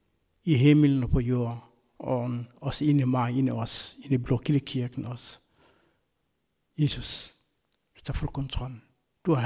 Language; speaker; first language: Danish; non-native, fluent; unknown